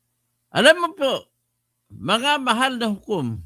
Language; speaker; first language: Filipino; native; Filipino